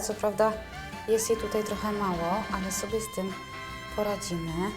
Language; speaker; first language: Polish; native; Polish